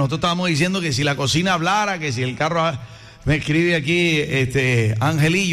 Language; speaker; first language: Spanish; native; Spanish